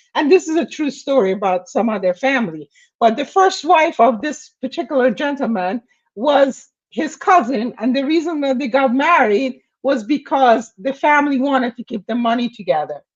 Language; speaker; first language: English; non-native, fluent; Persian